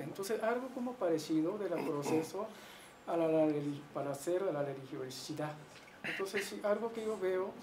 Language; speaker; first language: Spanish; non-native, learner; Japanese